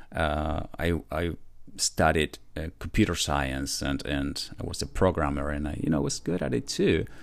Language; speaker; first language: English; non-native, fluent; Spanish